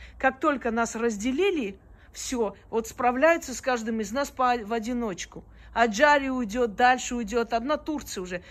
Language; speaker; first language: Russian; early bilingual, other home language; Armenian